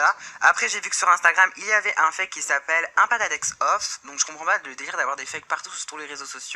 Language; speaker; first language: French; native; French